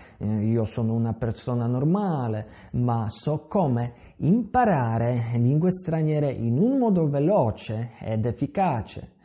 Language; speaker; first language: Italian; non-native, fluent; Polish